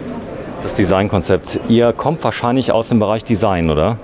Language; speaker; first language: German; native; German